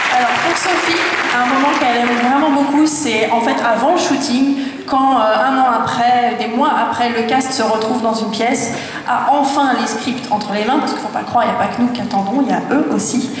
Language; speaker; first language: French; native; French